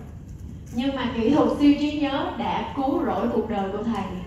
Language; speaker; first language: Vietnamese; native; Vietnamese